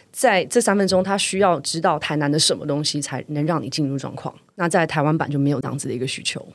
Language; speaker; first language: Chinese; native; Chinese